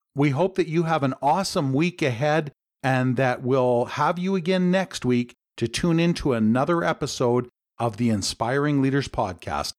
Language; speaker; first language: English; native; English